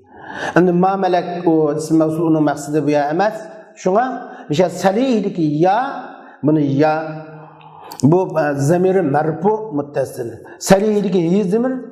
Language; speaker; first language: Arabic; non-native, fluent; Uzbek